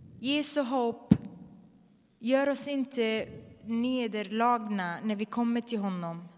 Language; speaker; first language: Swedish; non-native, fluent; Arabic